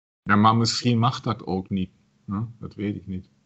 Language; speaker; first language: Dutch; non-native, learner; German